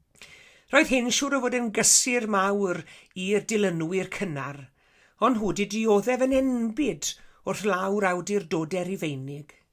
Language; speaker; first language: Welsh; native; Welsh